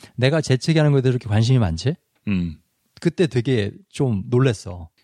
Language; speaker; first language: Korean; native; Korean